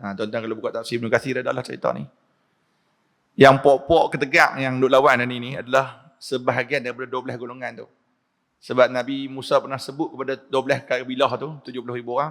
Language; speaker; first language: Malay; native; Malay